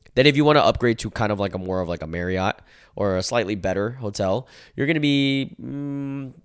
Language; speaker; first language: English; native; English